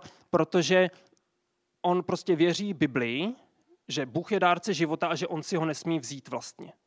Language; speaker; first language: Czech; native; Czech